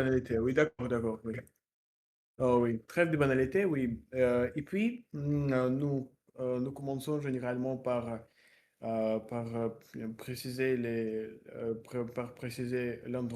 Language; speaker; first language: French; non-native, learner; Russian